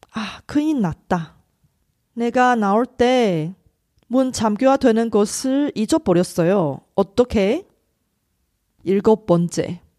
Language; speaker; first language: Korean; non-native, local second language; Chinese